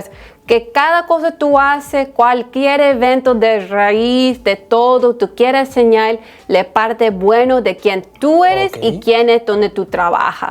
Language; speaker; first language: Spanish; early bilingual, heritage; Spanish